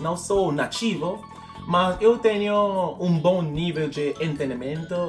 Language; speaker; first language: Portuguese; non-native, fluent; English